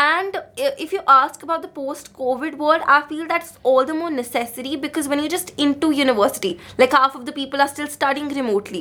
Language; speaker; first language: English; non-native, local second language; Hindi